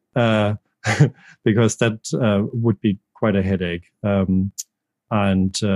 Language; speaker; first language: English; non-native, fluent; German